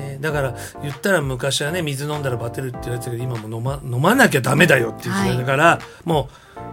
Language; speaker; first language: Japanese; native; Japanese